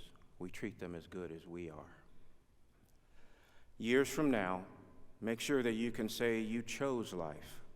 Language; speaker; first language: English; native; English